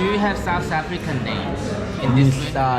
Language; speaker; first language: English; non-native, learner; Korean